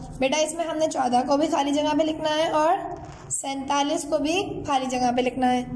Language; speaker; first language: Urdu; native; Urdu